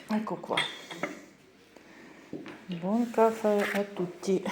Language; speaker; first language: Italian; non-native, learner; Ukrainian